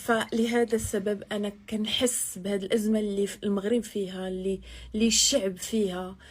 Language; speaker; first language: Arabic; native; Arabic